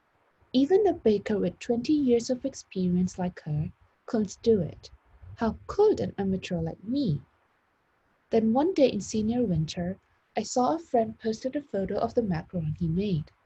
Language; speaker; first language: English; non-native, fluent; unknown